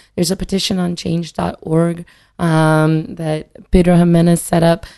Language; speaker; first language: English; native; English